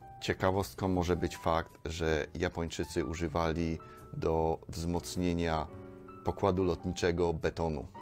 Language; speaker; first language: Polish; native; Polish